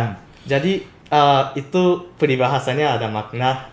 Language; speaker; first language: Indonesian; non-native, fluent; Japanese